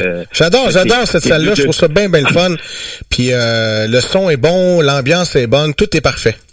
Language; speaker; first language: French; native; French